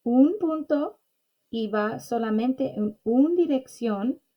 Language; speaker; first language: Spanish; non-native, learner; English